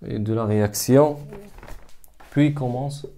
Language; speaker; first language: French; non-native, local second language; Arabic